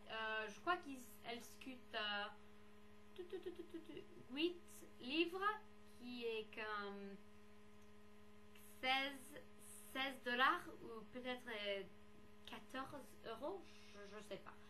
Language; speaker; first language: French; non-native, fluent; English